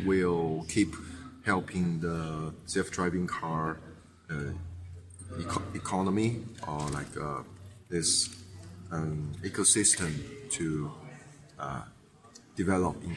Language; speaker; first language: English; non-native, fluent; Chinese